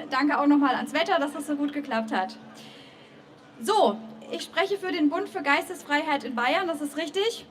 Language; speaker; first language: German; native; German